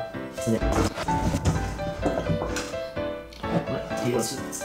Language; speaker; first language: Chinese; native; Chinese